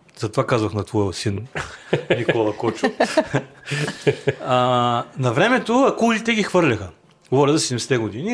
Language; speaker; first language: Bulgarian; native; Bulgarian